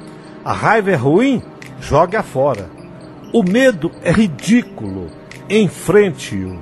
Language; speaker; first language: Portuguese; native; Portuguese